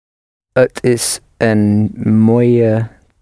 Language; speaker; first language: Dutch; non-native, learner; English